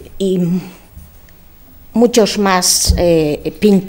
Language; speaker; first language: Spanish; non-native, learner; Polish